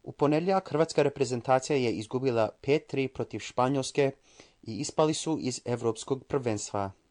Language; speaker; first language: Croatian; early bilingual, heritage; Croatian